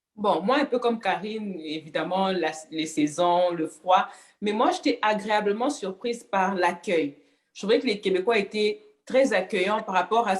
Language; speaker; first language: French; non-native, local second language; Lingala